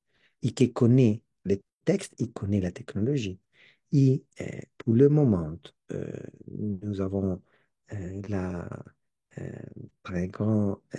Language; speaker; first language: French; non-native, learner; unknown